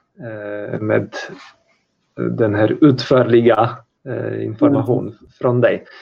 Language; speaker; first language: Swedish; non-native, fluent; Polish